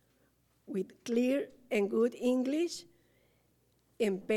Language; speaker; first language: English; non-native, learner; Spanish